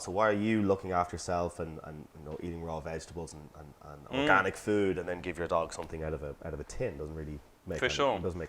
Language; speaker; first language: English; native; English